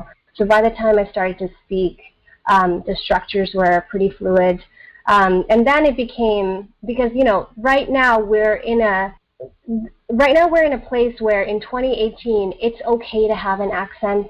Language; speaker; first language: English; early bilingual, other home language; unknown